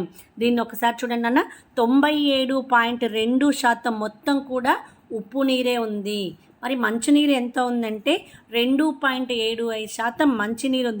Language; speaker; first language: Telugu; native; Telugu